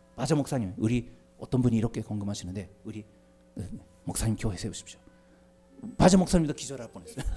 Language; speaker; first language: Korean; non-native, fluent; Japanese